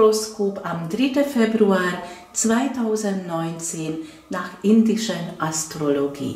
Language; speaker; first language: German; non-native, fluent; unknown